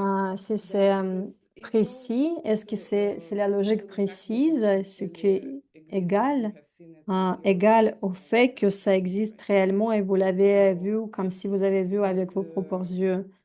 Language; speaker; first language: French; non-native, fluent; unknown